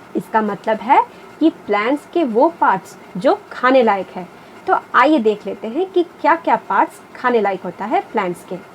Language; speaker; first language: Hindi; non-native, local second language; Bangla